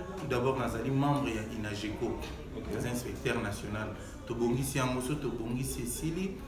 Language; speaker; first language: Lingala; non-native, local second language; Kituba (Democratic Republic of Congo)